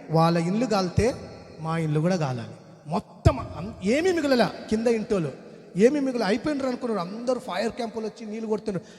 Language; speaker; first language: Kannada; non-native, local second language; Telugu